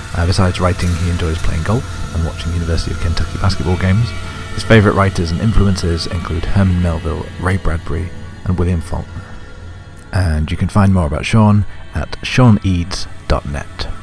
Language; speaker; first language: English; native; English